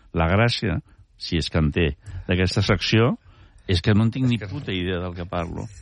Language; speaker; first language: Catalan; early bilingual, heritage; Catalan